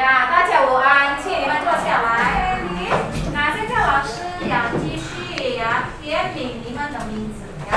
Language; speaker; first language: Chinese; non-native, fluent; Indonesian